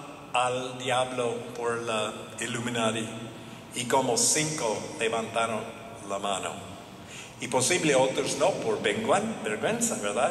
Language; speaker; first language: Spanish; non-native, learner; English